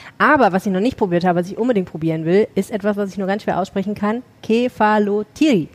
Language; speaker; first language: German; native; German